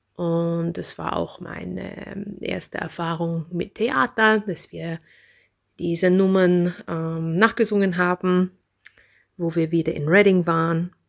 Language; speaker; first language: German; non-native, fluent; English